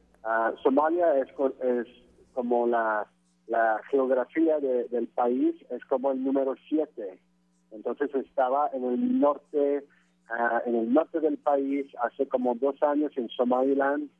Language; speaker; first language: Spanish; non-native, fluent; French